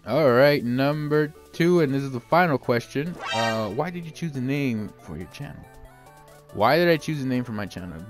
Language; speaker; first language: English; native; English